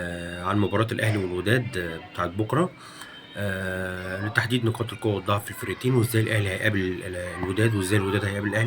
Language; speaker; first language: Arabic; native; Arabic